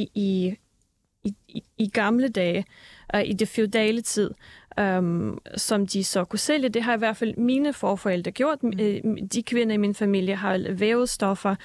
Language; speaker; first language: Danish; early bilingual, other home language; Russian